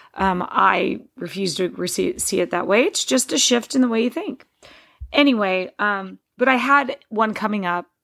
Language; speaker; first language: English; native; English